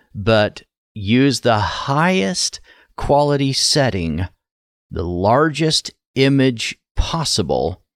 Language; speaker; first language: English; native; English